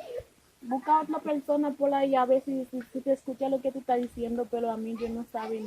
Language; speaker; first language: Spanish; non-native, fluent; Haitian Creole